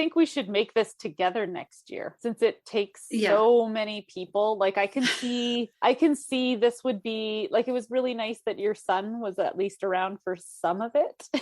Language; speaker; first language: English; native; English